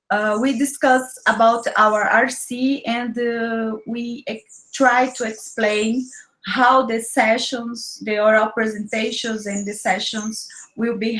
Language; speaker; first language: English; non-native, learner; Portuguese